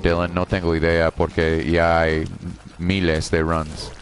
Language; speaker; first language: Spanish; non-native, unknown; English